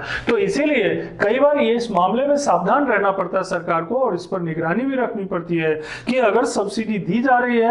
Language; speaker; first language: Hindi; native; Hindi